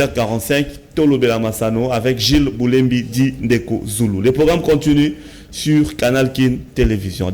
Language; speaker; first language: French; non-native, local second language; Lingala